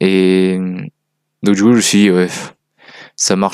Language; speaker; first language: French; native; French